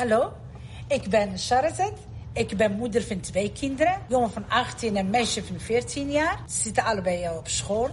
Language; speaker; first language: Dutch; non-native, learner; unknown